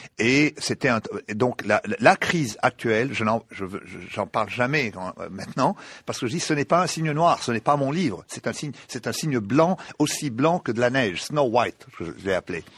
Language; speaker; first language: French; non-native, local second language; Arabic